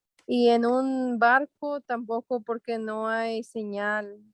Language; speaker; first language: Spanish; early bilingual, heritage; Spanish